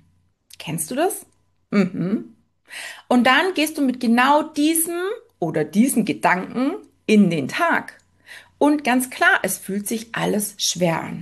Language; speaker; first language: German; native; German